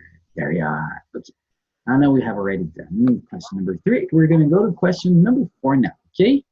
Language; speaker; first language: English; non-native, fluent; Portuguese